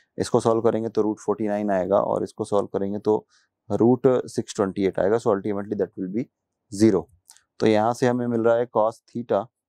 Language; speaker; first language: Hindi; native; Hindi